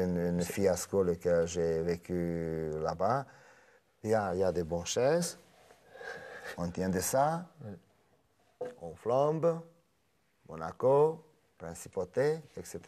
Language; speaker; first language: French; non-native, fluent; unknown